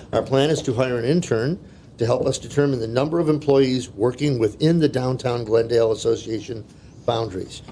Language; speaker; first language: English; native; English